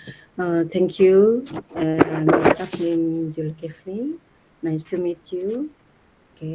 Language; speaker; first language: English; non-native, learner; Indonesian